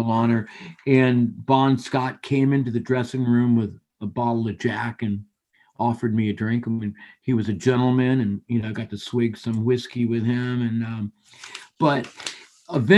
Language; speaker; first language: English; native; English